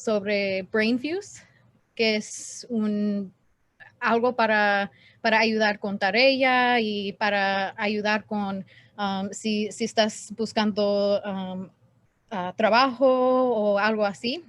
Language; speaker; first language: Spanish; non-native, learner; English